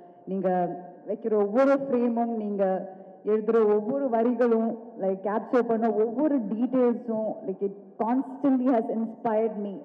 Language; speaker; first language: Tamil; non-native, local second language; Malayalam